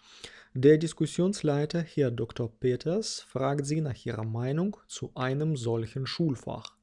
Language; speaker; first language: German; non-native, fluent; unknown